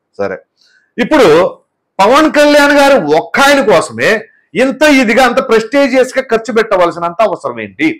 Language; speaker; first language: Telugu; native; Telugu